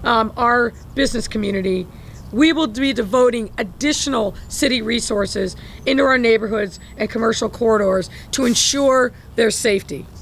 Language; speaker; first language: English; native; English